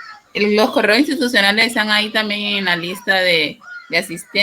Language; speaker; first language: Spanish; native; Spanish